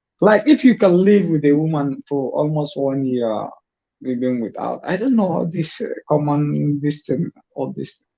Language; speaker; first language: English; non-native, fluent; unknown